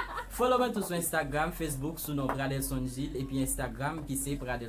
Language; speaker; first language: French; non-native, learner; Haitian Creole